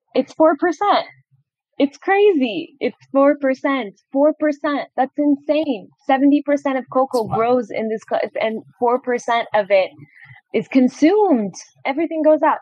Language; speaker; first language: English; non-native, fluent; Arabic